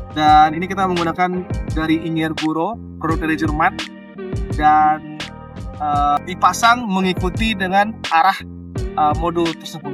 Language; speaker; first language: Indonesian; native; Indonesian